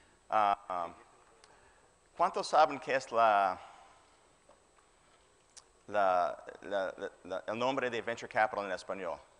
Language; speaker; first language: Spanish; non-native, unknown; English